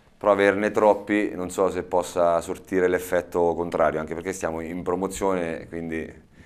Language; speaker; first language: Italian; native; Italian